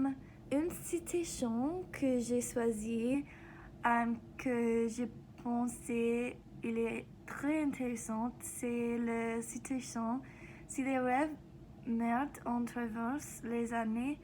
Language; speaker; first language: French; non-native, learner; English